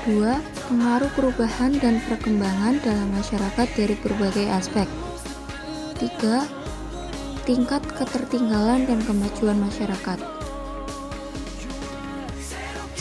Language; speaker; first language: Indonesian; native; Indonesian